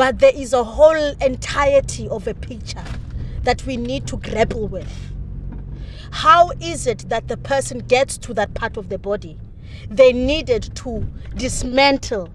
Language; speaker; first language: English; non-native, local second language; Xhosa